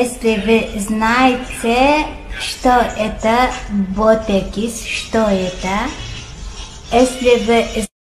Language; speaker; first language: Russian; non-native, local second language; Kyrgyz